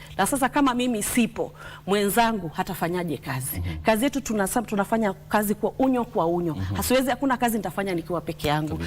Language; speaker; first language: Swahili; native; Swahili